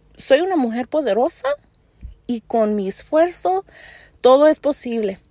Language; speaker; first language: Spanish; early bilingual, heritage; Spanish